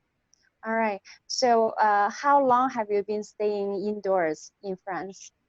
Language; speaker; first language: English; non-native, fluent; Chinese